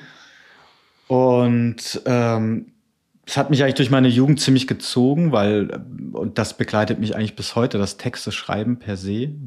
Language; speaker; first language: German; native; German